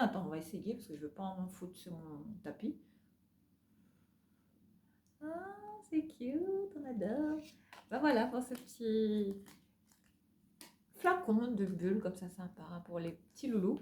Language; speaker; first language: French; native; French